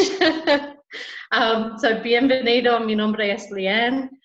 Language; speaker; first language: Spanish; non-native, learner; English